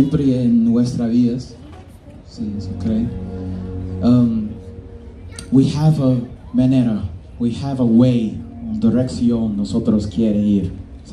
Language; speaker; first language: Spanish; non-native, learner; English